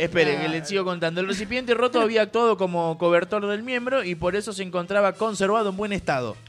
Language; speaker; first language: Spanish; native; Spanish